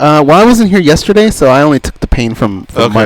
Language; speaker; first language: English; native; English